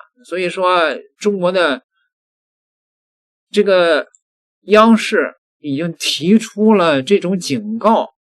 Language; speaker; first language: Chinese; native; Chinese